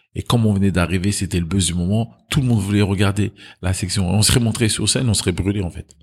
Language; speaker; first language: French; early bilingual, other home language; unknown